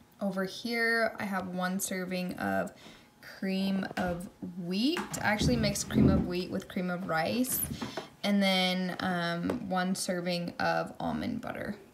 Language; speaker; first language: English; native; English